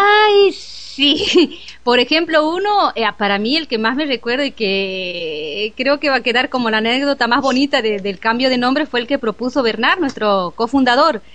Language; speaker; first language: Spanish; native; Spanish